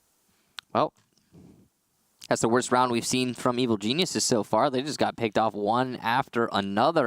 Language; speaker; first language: English; native; English